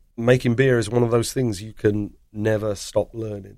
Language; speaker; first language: English; native; English